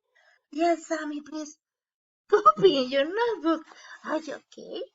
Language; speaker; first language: English; non-native, learner; Spanish